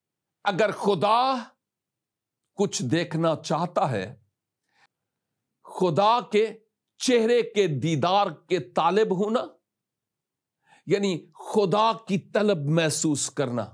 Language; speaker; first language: Urdu; native; Urdu